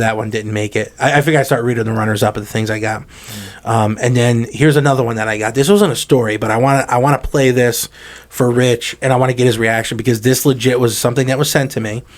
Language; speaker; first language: English; native; English